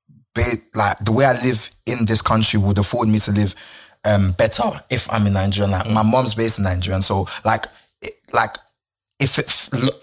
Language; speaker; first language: English; non-native, local second language; Yoruba